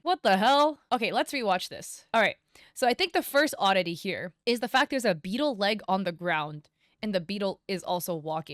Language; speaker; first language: English; native; English